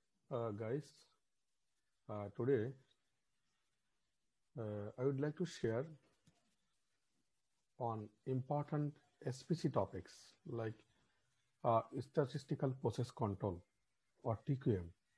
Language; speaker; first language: English; non-native, local second language; Bangla